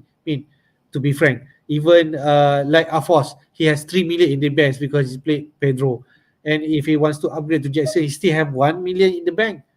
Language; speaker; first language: English; non-native, local second language; Malay